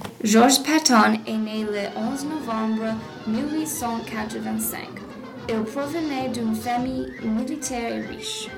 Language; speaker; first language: French; non-native, learner; English